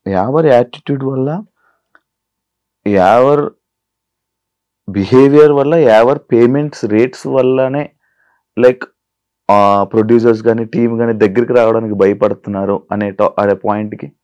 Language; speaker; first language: Telugu; native; Telugu